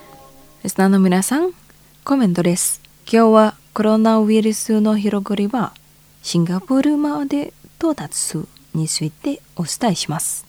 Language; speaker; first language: Japanese; non-native, fluent; Indonesian